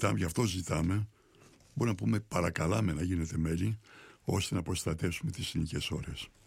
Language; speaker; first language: Greek; early bilingual, heritage; Greek